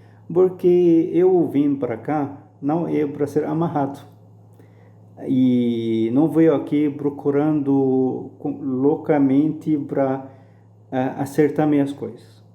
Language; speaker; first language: Portuguese; non-native, fluent; Arabic